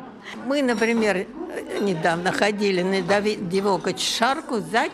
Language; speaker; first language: Czech; non-native, learner; Russian